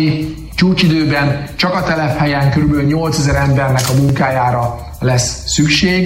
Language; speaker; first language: Hungarian; native; Hungarian